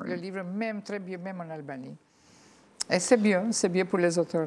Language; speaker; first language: French; non-native, fluent; Albanian